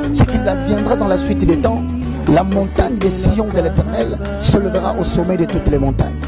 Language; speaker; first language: French; non-native, local second language; Lingala